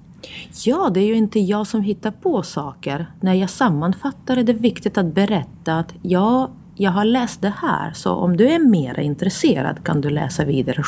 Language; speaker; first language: Swedish; non-native, fluent; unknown